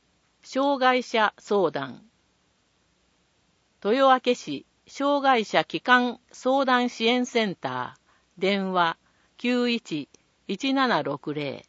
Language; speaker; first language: Japanese; native; Japanese